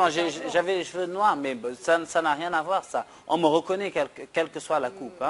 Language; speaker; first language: French; non-native, local second language; Wolof